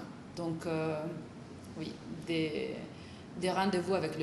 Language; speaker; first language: French; non-native, fluent; Italian